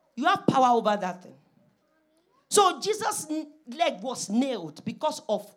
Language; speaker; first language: English; non-native, local second language; Yoruba